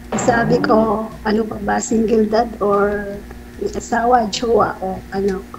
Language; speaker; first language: Filipino; native; Filipino